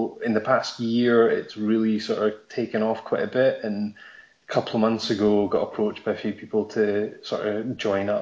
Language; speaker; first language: English; native; English